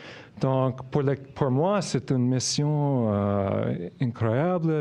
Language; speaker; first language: French; non-native, local second language; English